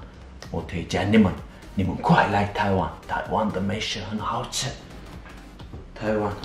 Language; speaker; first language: Chinese; non-native, learner; Turkish